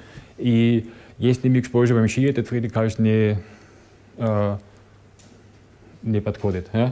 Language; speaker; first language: Russian; non-native, learner; German